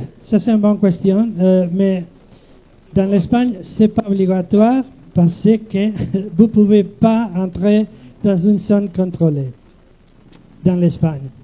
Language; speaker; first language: French; non-native, learner; Spanish